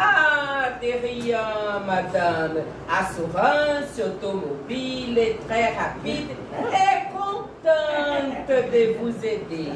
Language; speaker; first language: French; non-native, learner; Portuguese